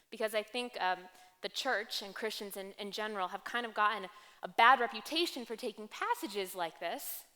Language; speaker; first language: English; native; English